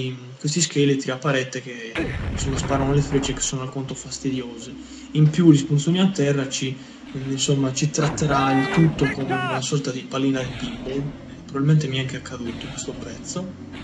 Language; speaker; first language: Italian; native; Italian